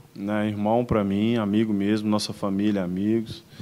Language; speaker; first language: Portuguese; native; Portuguese